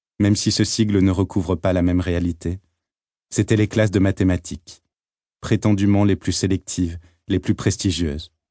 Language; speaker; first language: French; native; French